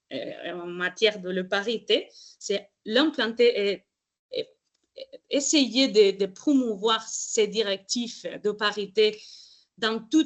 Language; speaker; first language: French; non-native, fluent; Spanish